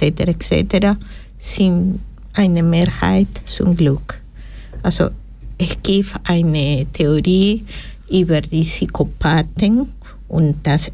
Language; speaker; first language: German; non-native, fluent; Spanish